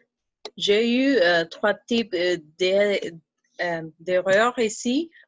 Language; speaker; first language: French; non-native, fluent; Spanish